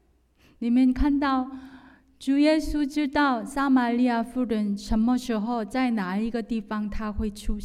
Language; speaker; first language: Chinese; non-native, fluent; Korean